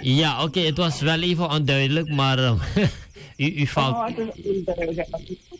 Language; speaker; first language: Dutch; native; Dutch